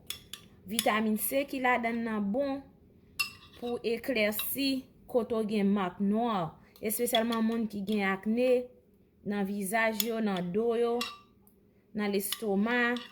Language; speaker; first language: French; non-native, local second language; Haitian Creole